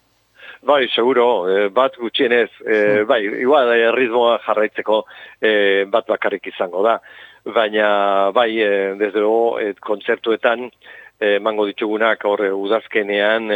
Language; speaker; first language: Basque; non-native, local second language; Spanish